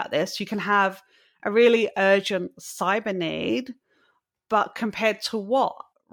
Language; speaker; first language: English; native; English